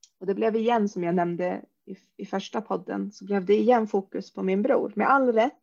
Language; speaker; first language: Swedish; early bilingual, other home language; Arabic